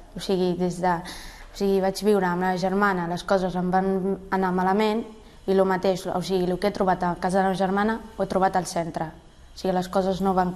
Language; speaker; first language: Catalan; early bilingual, other home language; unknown